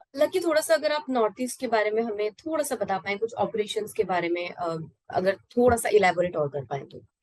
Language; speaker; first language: Hindi; native; Hindi